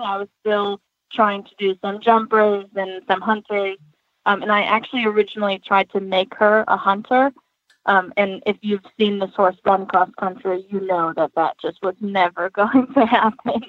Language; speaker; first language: English; native; English